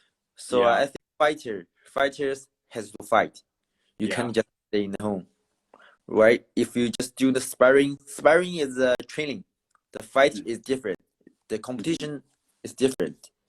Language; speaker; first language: English; non-native, learner; Chinese